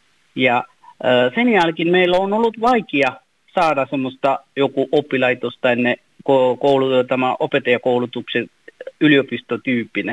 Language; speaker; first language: Finnish; non-native, fluent; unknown